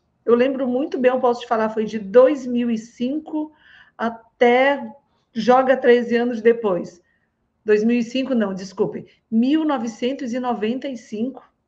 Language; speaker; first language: Portuguese; native; Portuguese